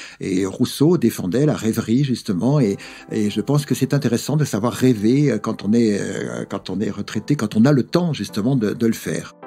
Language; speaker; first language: French; native; French